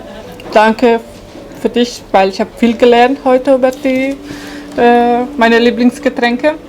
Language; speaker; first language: German; non-native, fluent; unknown